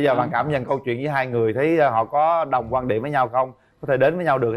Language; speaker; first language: Vietnamese; native; Vietnamese